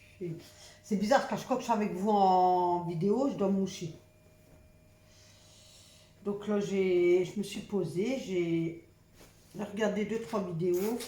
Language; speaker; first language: French; native; French